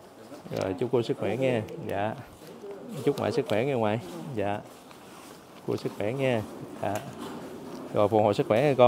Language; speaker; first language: Vietnamese; native; Vietnamese